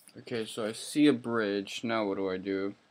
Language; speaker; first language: English; native; English